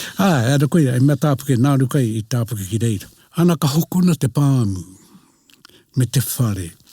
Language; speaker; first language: Māori; native; Māori